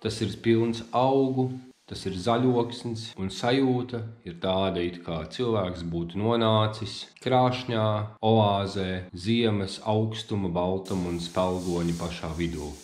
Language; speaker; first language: Latvian; native; Latvian